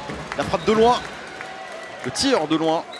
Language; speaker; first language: French; native; French